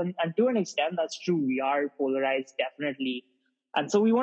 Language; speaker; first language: English; non-native, local second language; Hindi